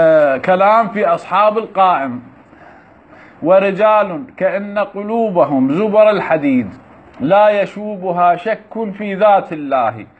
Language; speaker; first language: Arabic; native; Arabic